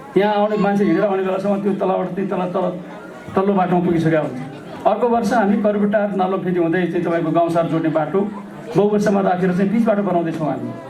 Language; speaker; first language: Nepali; non-native, local second language; Gurung